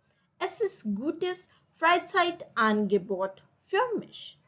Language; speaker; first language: German; non-native, fluent; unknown